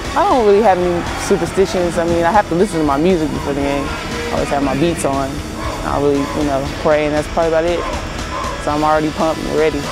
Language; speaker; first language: English; native; English